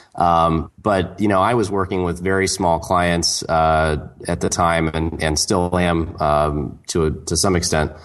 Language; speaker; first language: English; native; English